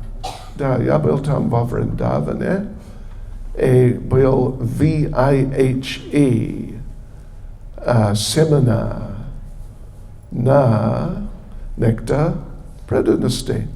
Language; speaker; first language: Russian; non-native, learner; English